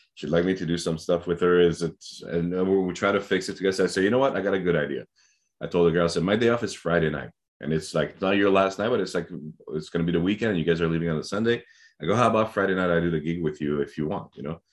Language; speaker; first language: English; non-native, fluent; French